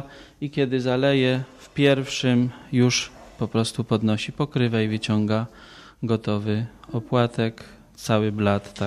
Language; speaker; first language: Polish; native; Polish